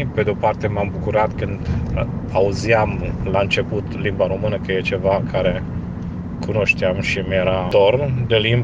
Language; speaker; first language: Romanian; non-native, local second language; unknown